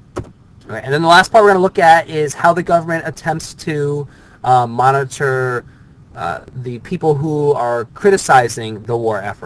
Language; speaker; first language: English; native; English